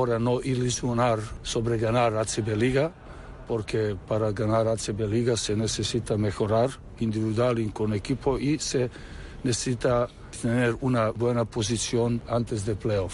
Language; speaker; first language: Spanish; non-native, learner; Serbian